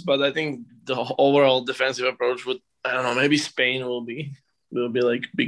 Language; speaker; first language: English; non-native, fluent; Slovak